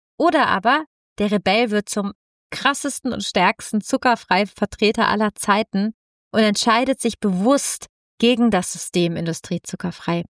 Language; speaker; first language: German; non-native, fluent; Italian